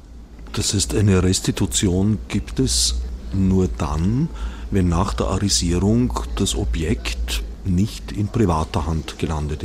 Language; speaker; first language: German; native; German